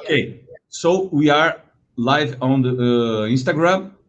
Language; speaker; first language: English; non-native, learner; Portuguese